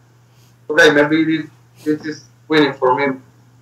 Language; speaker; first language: English; non-native, learner; Spanish